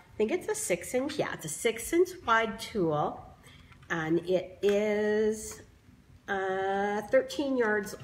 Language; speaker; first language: English; native; English